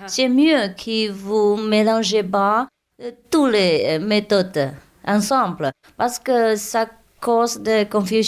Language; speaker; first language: French; non-native, learner; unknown